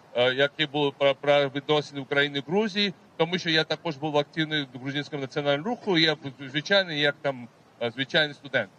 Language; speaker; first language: Ukrainian; non-native, fluent; Georgian